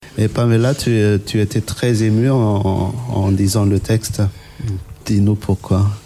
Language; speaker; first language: French; non-native, local second language; Malagasy